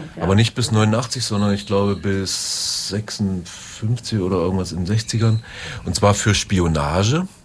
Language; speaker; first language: German; native; German